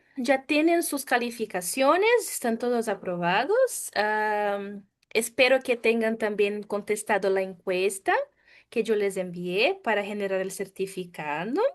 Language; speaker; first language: Spanish; non-native, fluent; Portuguese